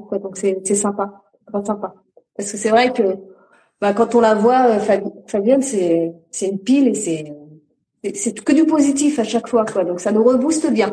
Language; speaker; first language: French; native; French